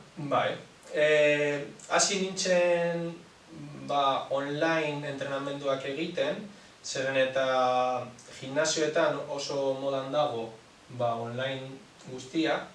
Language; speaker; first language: Basque; non-native, local second language; Spanish